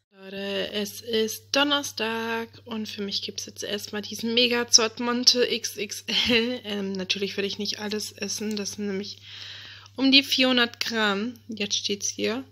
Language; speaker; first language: German; native; German